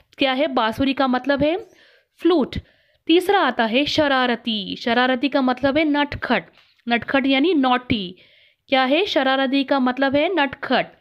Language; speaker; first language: Hindi; non-native, local second language; Kannada